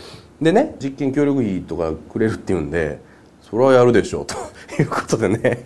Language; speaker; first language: Japanese; native; Japanese